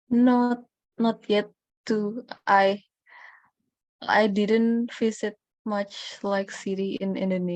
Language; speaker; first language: English; non-native, learner; Indonesian